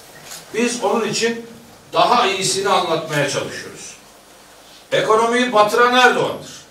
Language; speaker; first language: Turkish; native; Turkish